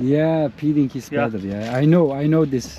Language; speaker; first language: English; non-native, learner; Turkish